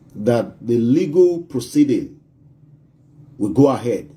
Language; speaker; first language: English; non-native, local second language; Yoruba